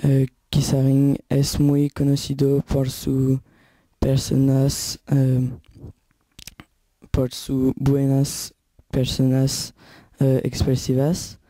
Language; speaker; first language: Spanish; non-native, learner; French